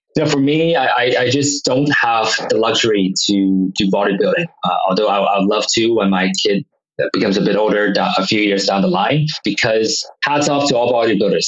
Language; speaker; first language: English; non-native, local second language; Cantonese